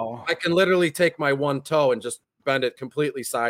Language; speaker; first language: English; native; English